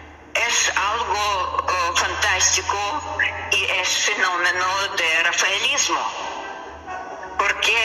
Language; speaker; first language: Spanish; non-native, learner; Russian